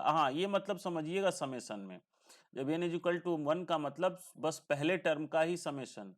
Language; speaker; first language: Hindi; native; Hindi